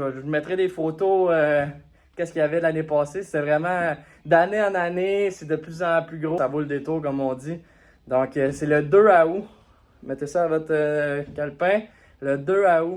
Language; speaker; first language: French; native; French